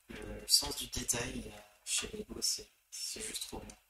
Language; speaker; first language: French; native; French